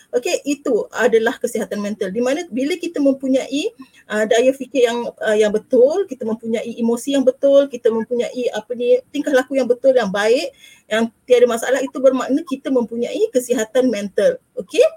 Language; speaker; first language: Malay; native; Malay